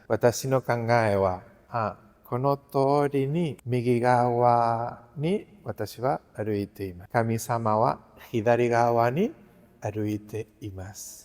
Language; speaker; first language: Japanese; non-native, learner; Spanish